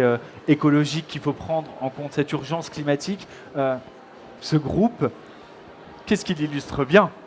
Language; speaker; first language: French; native; French